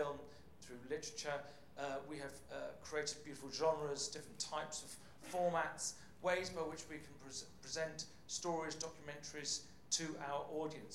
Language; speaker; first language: English; native; English